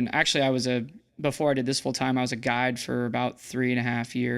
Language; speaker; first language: English; native; English